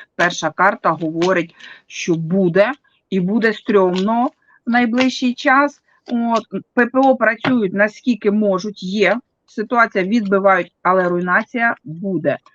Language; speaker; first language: Ukrainian; native; Ukrainian